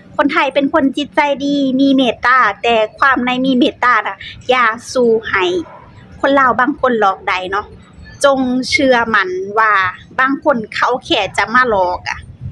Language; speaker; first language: Thai; native; Thai